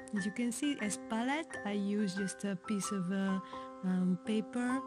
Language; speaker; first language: English; non-native, fluent; Hungarian